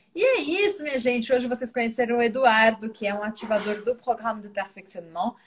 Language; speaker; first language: Portuguese; native; Portuguese